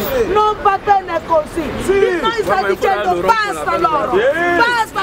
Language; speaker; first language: Italian; non-native, learner; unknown